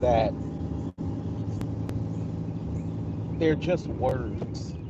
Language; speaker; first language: English; native; English